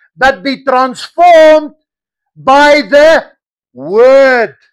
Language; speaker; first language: English; non-native, local second language; Afrikaans